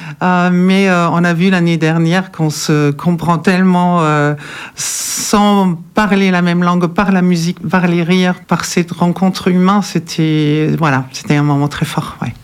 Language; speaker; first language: French; non-native, fluent; German